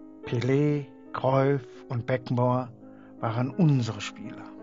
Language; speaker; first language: German; early bilingual, other home language; Turkish